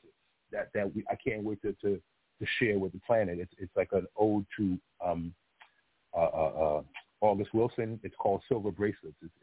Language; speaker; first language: English; non-native, local second language; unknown